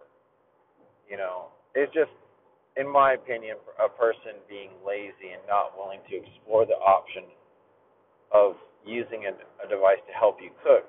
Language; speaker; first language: English; native; English